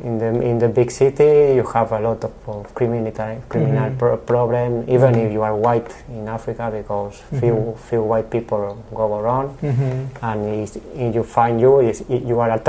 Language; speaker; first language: English; non-native, learner; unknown